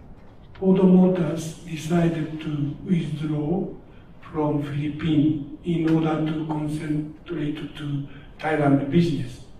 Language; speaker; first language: English; non-native, learner; Japanese